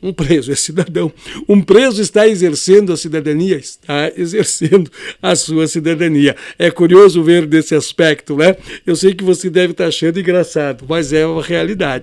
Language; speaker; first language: Portuguese; native; Portuguese